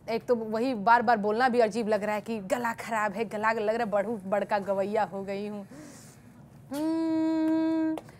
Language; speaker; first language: Hindi; native; Hindi